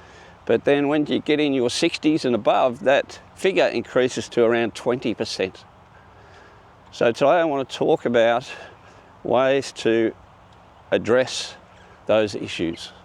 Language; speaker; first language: English; native; English